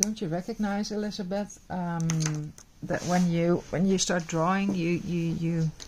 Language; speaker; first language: English; non-native, fluent; Dutch